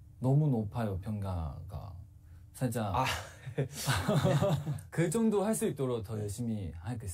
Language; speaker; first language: Korean; non-native, learner; Chinese